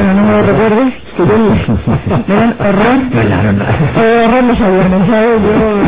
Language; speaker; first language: Spanish; native; Spanish